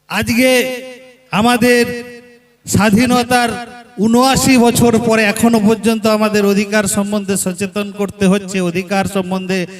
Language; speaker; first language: Bangla; non-native, local second language; Santali